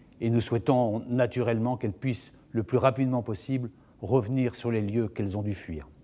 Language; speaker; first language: French; native; French